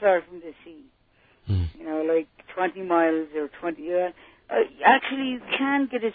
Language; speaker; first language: English; native; English